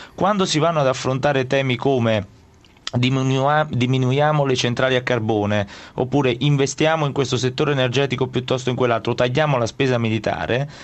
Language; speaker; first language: Italian; native; Italian